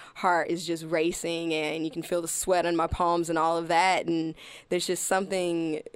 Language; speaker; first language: English; native; English